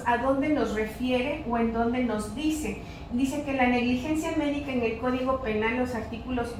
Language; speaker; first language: Spanish; native; Spanish